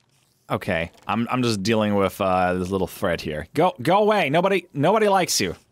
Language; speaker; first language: English; native; English